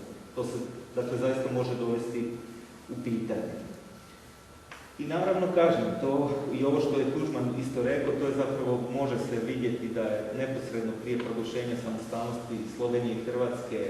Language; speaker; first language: Croatian; native; Croatian